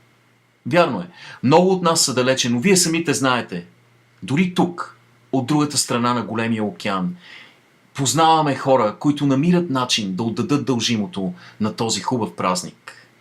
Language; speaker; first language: Bulgarian; native; Bulgarian